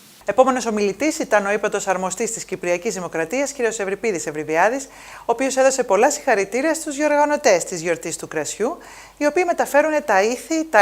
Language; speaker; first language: Greek; native; Greek